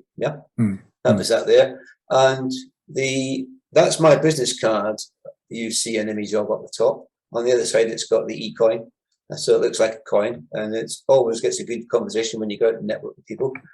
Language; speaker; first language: English; native; English